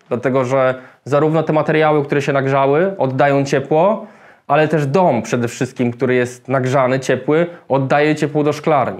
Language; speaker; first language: Polish; native; Polish